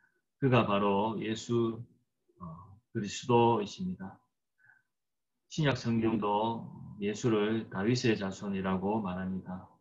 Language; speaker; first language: Korean; native; Korean